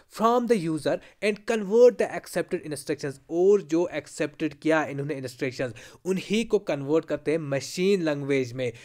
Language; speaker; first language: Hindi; non-native, local second language; Kashmiri